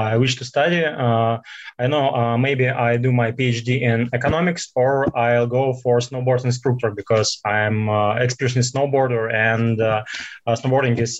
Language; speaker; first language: English; non-native, fluent; Russian